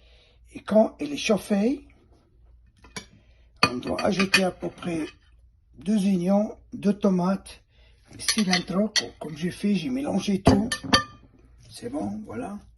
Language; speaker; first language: French; non-native, fluent; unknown